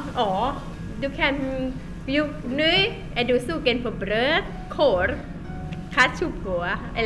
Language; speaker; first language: Swedish; non-native, learner; Thai